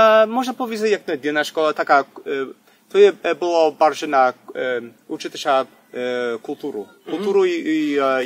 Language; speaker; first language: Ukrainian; early bilingual, heritage; English